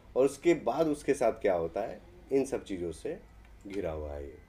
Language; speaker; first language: Hindi; native; Hindi